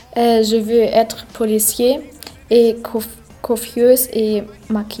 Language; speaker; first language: French; non-native, learner; German